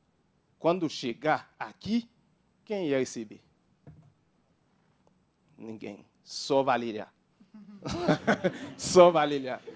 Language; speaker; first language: Portuguese; non-native, learner; Haitian Creole